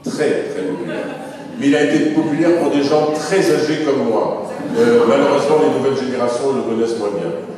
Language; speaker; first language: French; native; French